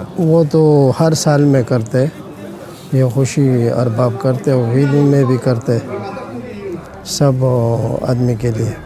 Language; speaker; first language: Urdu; non-native, local second language; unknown